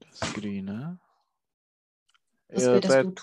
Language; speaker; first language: German; non-native, learner; Czech